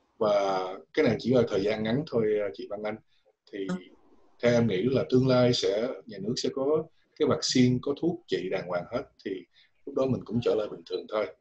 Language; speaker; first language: Vietnamese; early bilingual, heritage; Vietnamese